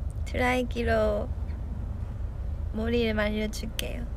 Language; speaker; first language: Korean; non-native, fluent; Chinese